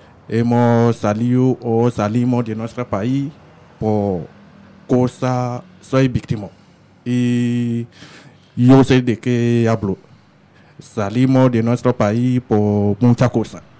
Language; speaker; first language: Spanish; non-native, learner; French